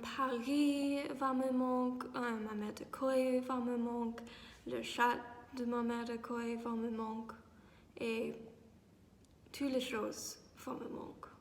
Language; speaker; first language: French; non-native, learner; English